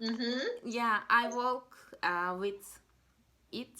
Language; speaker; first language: English; non-native, learner; Turkish